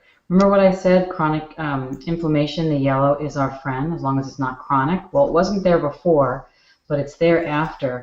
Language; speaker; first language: English; native; English